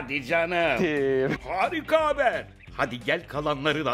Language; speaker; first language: Turkish; native; Turkish